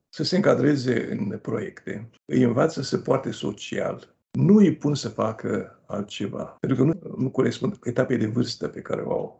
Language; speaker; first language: Romanian; native; Romanian